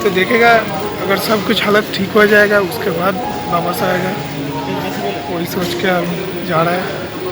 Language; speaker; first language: Hindi; non-native, local second language; Bangla